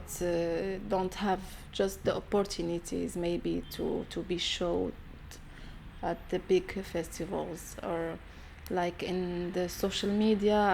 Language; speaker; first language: English; non-native, learner; Arabic